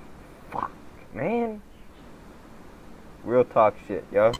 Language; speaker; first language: English; native; English